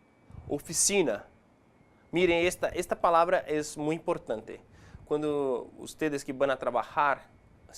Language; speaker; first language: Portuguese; non-native, fluent; Spanish